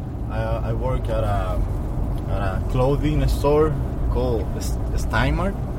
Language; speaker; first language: English; non-native, fluent; Spanish